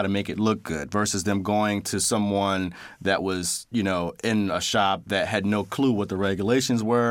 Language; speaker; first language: English; native; English